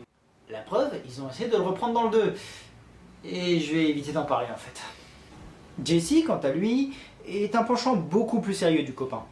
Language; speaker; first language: French; native; French